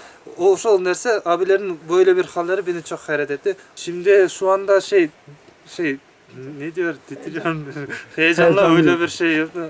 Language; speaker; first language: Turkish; non-native, learner; Kyrgyz